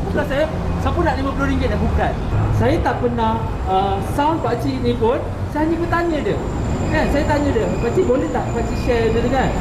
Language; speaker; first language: Malay; native; Malay